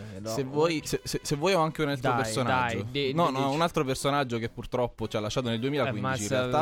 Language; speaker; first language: Italian; native; Italian